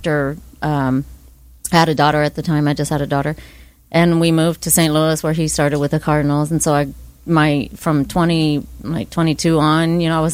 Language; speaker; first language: English; native; English